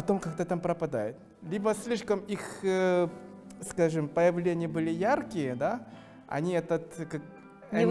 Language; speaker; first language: Russian; non-native, fluent; Korean